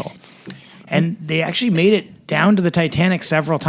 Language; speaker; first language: English; native; English